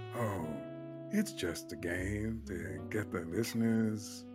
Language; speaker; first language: English; native; English